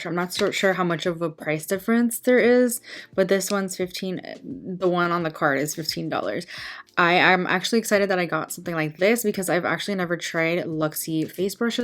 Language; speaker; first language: English; native; English